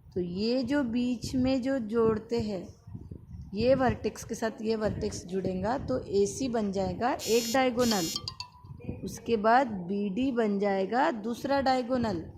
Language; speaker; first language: Hindi; non-native, local second language; Marathi